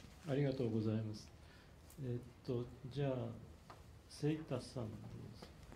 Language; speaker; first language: Japanese; native; Japanese